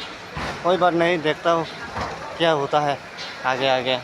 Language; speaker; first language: Hindi; non-native, local second language; Kok Borok